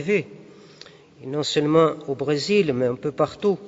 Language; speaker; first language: French; non-native, fluent; Portuguese